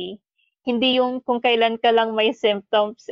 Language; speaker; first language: English; non-native, local second language; Filipino